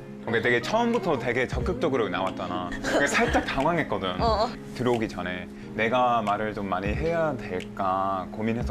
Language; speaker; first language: Korean; non-native, fluent; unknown